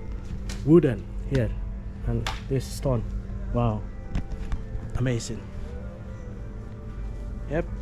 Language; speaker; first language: English; non-native, fluent; Somali